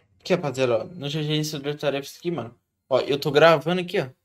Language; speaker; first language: Portuguese; native; Portuguese